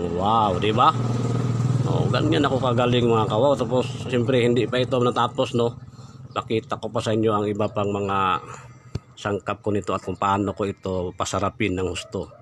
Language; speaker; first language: Filipino; non-native, local second language; Cebuano